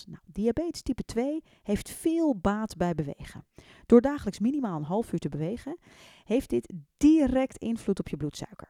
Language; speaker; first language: Dutch; native; Dutch